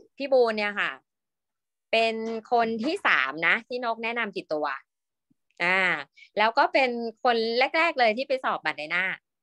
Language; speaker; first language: Thai; native; Thai